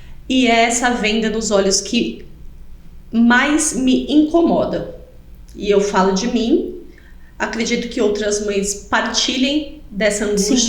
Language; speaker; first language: Portuguese; native; Portuguese